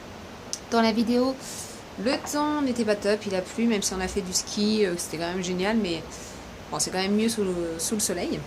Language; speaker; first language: French; native; French